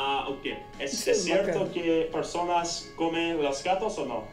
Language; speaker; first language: Spanish; non-native, learner; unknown